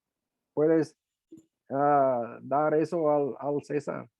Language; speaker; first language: Spanish; non-native, fluent; English